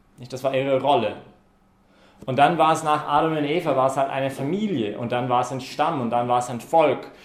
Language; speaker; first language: German; non-native, fluent; English